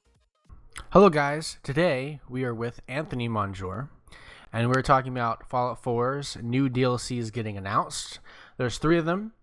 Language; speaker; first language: English; native; English